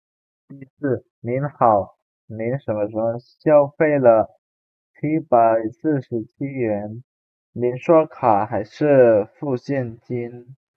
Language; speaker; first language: Chinese; non-native, fluent; Indonesian